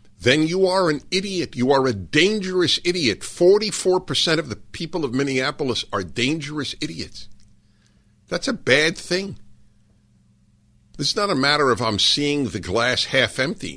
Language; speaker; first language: English; native; English